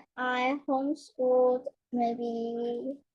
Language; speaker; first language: English; non-native, learner; Chinese